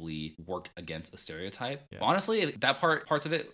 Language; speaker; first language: English; early bilingual, other home language; Vietnamese